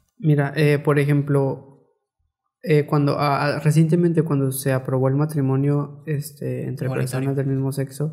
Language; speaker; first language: Spanish; native; Spanish